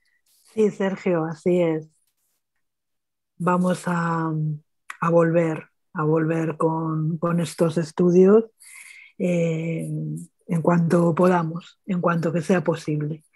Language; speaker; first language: Spanish; native; Spanish